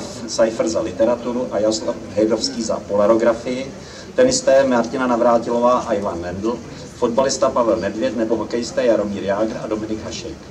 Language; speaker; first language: Czech; native; Czech